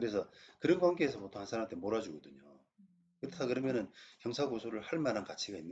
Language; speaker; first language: Korean; native; Korean